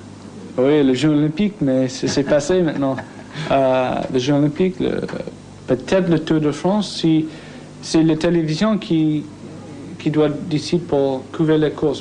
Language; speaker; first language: French; non-native, learner; English